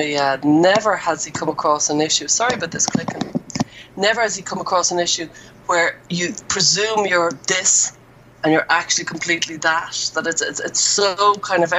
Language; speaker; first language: English; native; English